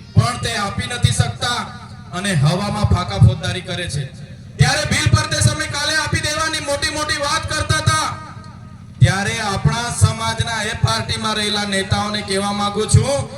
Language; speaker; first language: Gujarati; non-native, local second language; Vasavi